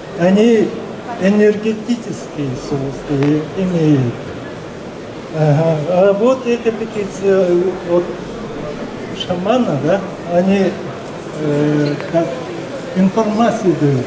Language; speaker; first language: Russian; non-native, local second language; Yakut